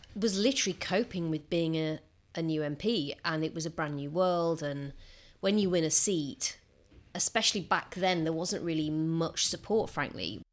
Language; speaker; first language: English; native; English